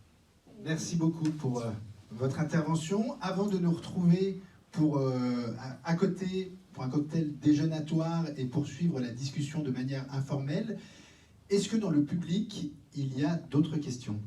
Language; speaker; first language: French; native; French